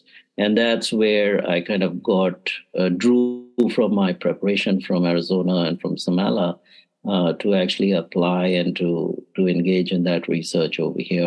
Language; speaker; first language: English; native; English